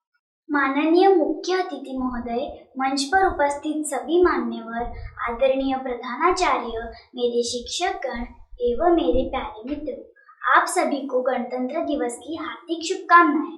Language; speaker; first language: Hindi; non-native, local second language; Marathi